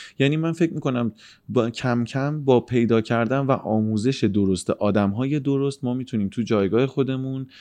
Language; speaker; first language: Persian; native; Persian